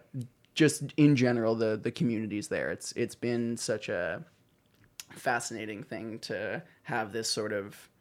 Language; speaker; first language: English; native; English